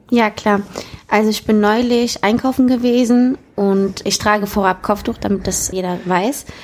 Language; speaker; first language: German; early bilingual, other home language; Arabic